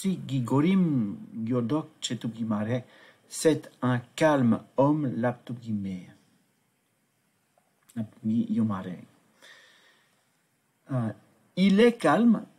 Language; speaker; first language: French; non-native, fluent; Tibetan